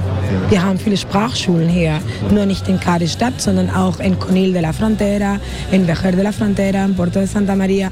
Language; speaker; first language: German; non-native, fluent; Spanish